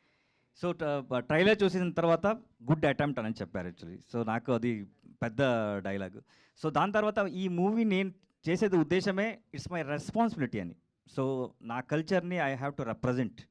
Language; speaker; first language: Telugu; non-native, learner; Kannada